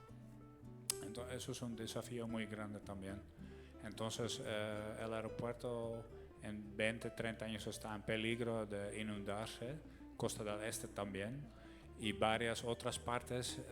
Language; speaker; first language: Spanish; non-native, fluent; Dutch